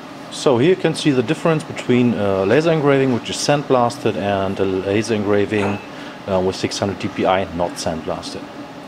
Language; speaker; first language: English; non-native, fluent; German